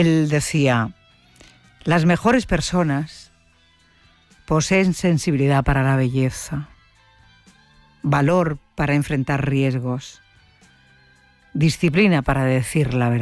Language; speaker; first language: Spanish; native; Spanish